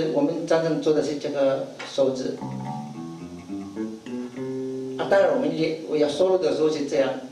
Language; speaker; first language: Chinese; non-native, fluent; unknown